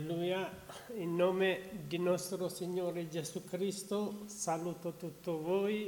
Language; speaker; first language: Italian; non-native, learner; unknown